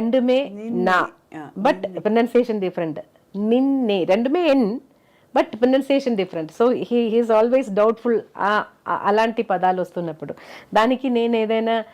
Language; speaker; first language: Telugu; non-native, fluent; Malayalam